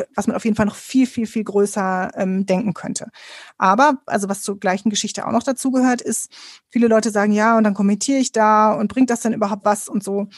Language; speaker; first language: German; native; German